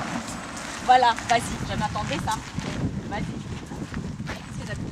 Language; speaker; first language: French; native; French